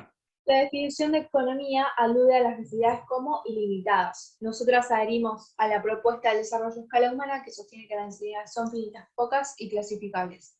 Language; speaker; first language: Spanish; native; Spanish